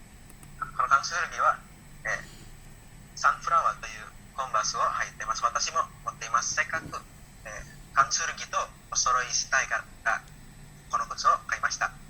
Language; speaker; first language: Japanese; non-native, learner; Indonesian